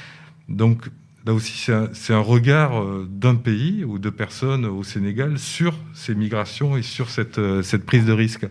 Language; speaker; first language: French; native; French